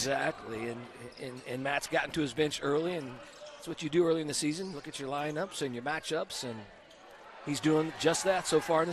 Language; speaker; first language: English; native; English